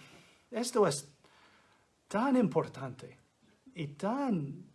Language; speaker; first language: Spanish; non-native, fluent; English